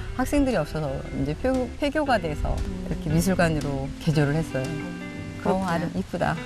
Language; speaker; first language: Korean; native; Korean